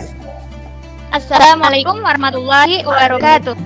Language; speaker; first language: Indonesian; native; Indonesian